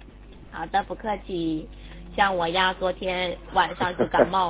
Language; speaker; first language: Chinese; native; Chinese